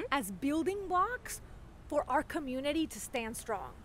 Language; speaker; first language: English; non-native, fluent; Spanish